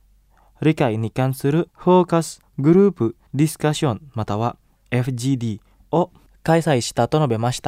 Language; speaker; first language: Japanese; non-native, fluent; Indonesian